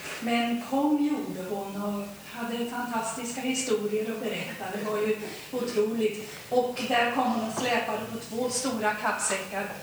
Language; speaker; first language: Swedish; early bilingual, heritage; Swedish